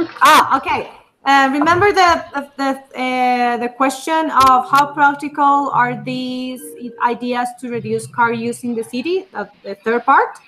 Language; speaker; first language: English; non-native, fluent; Spanish